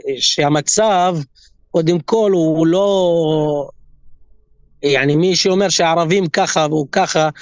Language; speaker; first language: Hebrew; non-native, local second language; Arabic